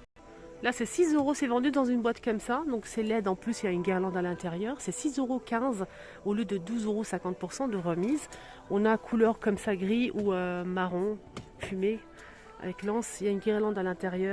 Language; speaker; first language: French; native; French